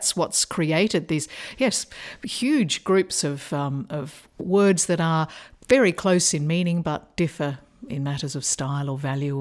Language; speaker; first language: English; native; English